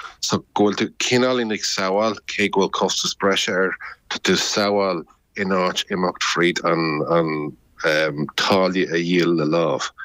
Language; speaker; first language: Irish; native; Irish